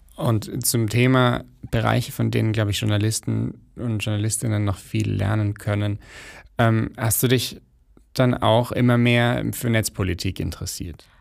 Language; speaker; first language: German; native; German